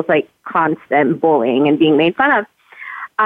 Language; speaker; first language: English; native; English